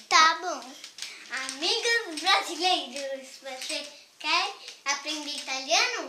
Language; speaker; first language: Portuguese; early bilingual, heritage; Portuguese